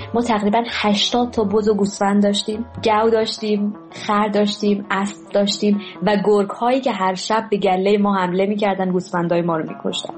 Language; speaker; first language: Persian; native; Persian